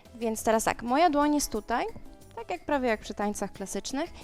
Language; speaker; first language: Polish; non-native, fluent; Spanish